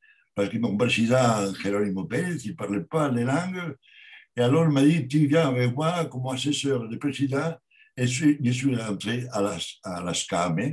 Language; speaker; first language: French; non-native, learner; Spanish